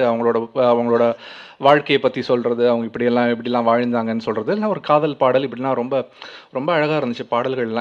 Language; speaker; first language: Tamil; native; Tamil